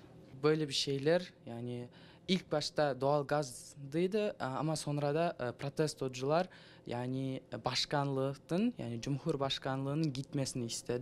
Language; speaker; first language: Turkish; non-native, learner; Kazakh